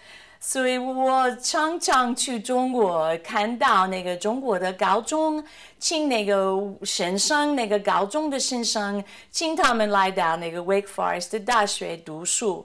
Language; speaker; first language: Chinese; non-native, fluent; English